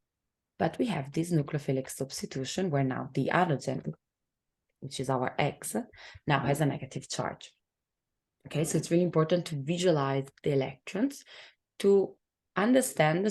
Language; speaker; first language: English; non-native, fluent; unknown